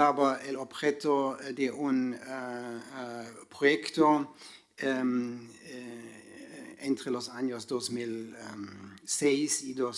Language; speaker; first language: Spanish; non-native, fluent; German